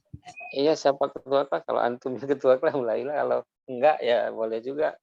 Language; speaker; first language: Indonesian; native; Indonesian